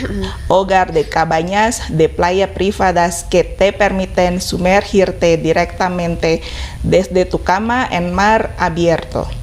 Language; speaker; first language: Spanish; non-native, fluent; Indonesian